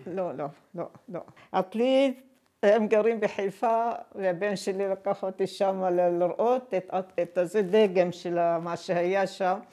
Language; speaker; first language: Hebrew; non-native, fluent; Arabic